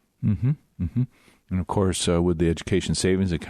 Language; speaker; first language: English; native; English